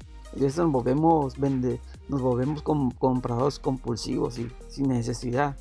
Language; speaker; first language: Spanish; native; Spanish